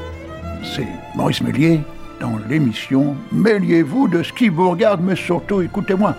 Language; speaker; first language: French; native; French